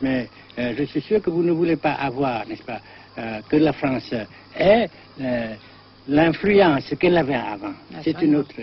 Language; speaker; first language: French; non-native, fluent; Vietnamese